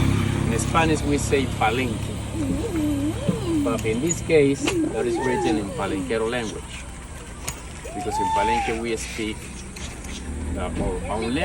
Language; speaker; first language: English; non-native, fluent; Spanish